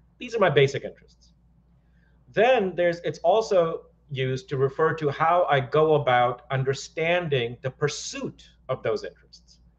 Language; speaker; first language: English; non-native, local second language; Hindi